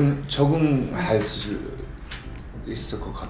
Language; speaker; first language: Korean; non-native, learner; English